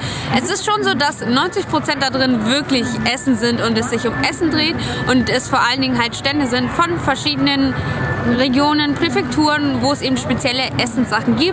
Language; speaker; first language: German; native; German